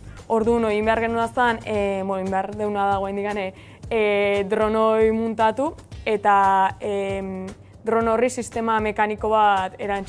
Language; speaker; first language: Basque; native; Basque